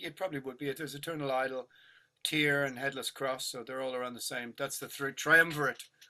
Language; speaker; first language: English; native; English